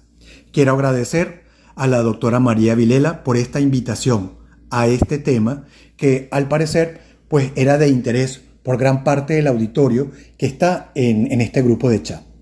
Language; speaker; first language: Spanish; native; Spanish